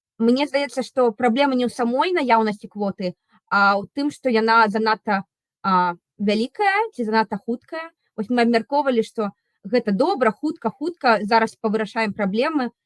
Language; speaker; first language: Belarusian; non-native, local second language; Russian